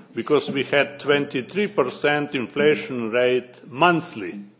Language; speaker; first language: English; non-native, fluent; Slovenian